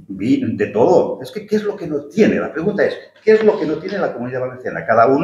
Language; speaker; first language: Spanish; native; Spanish